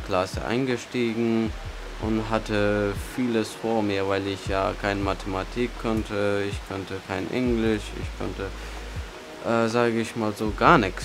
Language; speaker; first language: German; early bilingual, other home language; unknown